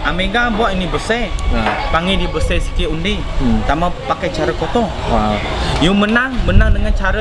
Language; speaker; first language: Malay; non-native, local second language; Cantonese